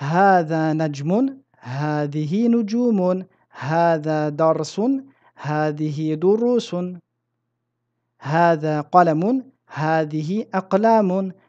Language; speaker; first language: Arabic; non-native, fluent; French